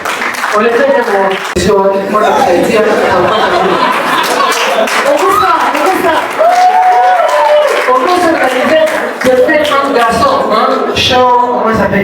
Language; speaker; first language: French; non-native, local second language; Swahili